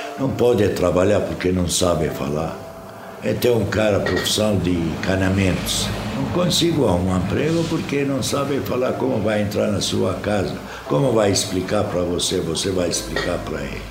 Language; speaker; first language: Portuguese; non-native, fluent; Arabic